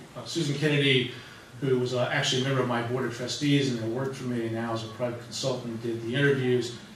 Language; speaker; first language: English; native; English